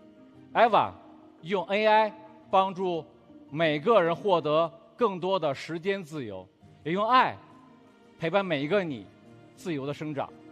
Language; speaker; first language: Chinese; native; Chinese